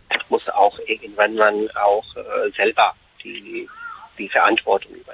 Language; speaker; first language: German; non-native, fluent; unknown